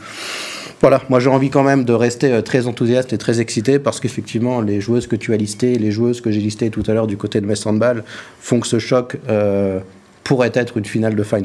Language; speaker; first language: French; native; French